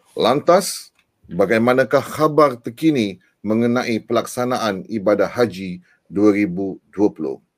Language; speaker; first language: Malay; native; Malay